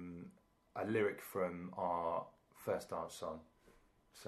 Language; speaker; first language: English; native; English